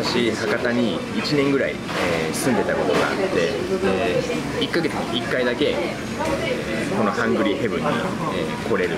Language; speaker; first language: Japanese; native; Japanese